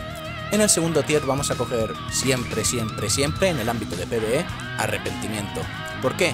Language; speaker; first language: Spanish; native; Spanish